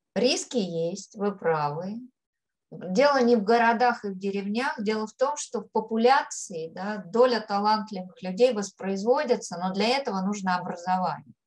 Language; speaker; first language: Russian; native; Russian